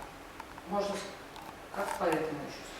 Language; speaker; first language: Russian; native; Russian